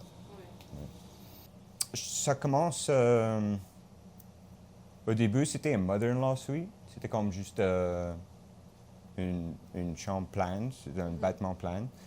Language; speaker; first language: French; non-native, local second language; English